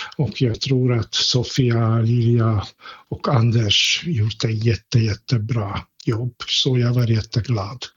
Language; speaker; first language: Swedish; non-native, fluent; Hungarian